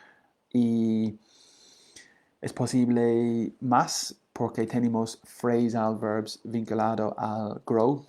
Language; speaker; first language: Spanish; non-native, learner; English